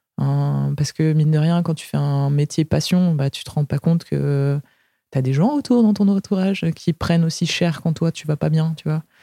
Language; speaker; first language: French; native; French